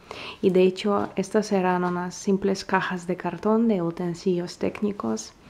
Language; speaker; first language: Spanish; non-native, fluent; Russian